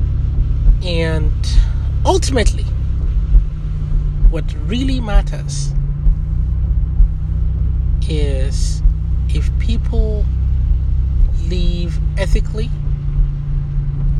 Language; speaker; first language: English; non-native, local second language; Hausa